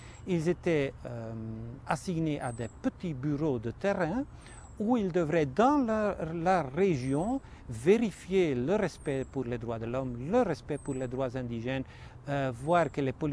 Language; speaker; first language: French; non-native, fluent; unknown